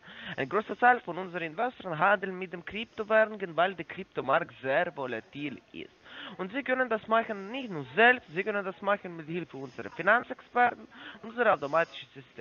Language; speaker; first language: German; non-native, learner; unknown